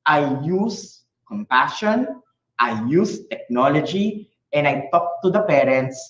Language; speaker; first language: English; non-native, local second language; Filipino